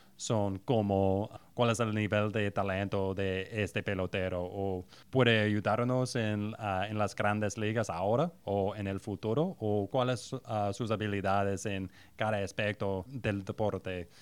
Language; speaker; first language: Spanish; non-native, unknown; English